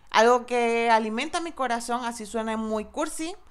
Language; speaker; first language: Spanish; native; Spanish